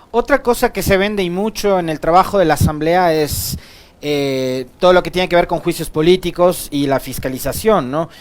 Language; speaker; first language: Spanish; native; Spanish